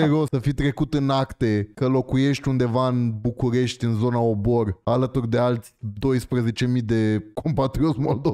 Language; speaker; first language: Romanian; native; Romanian